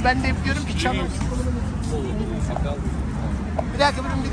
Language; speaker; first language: Turkish; native; Turkish